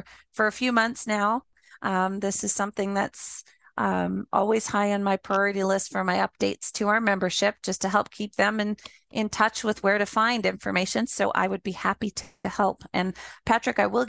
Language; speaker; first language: English; native; English